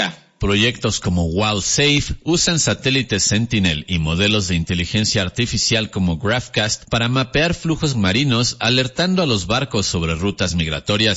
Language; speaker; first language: Spanish; native; Spanish